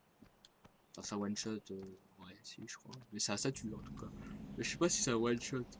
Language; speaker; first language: French; native; French